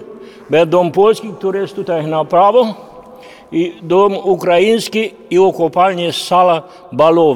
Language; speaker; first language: Polish; early bilingual, heritage; Polish